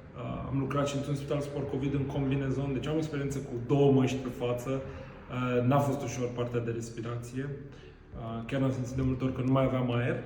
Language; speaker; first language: Romanian; native; Romanian